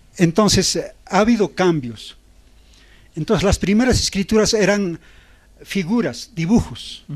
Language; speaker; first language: Spanish; non-native, local second language; Aymara